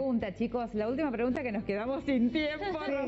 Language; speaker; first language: Spanish; native; Spanish